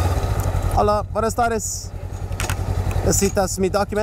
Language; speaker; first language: Spanish; non-native, learner; English